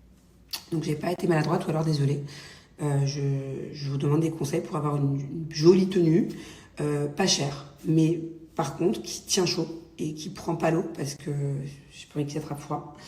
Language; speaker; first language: French; native; French